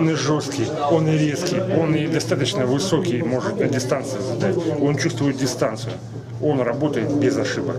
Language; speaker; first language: Russian; native; Russian